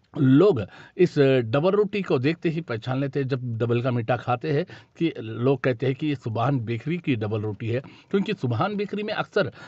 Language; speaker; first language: Hindi; non-native, local second language; Urdu